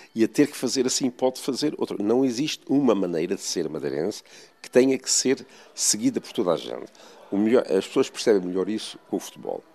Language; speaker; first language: Portuguese; native; Portuguese